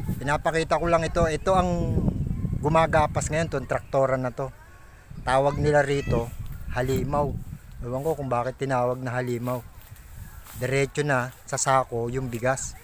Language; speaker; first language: Filipino; native; Filipino